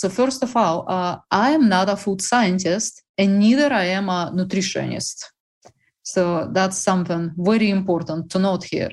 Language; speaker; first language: English; non-native, fluent; Russian